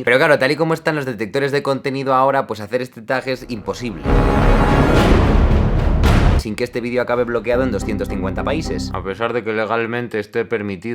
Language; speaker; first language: Spanish; native; Spanish